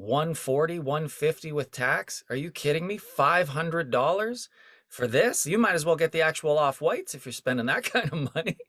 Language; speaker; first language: English; native; English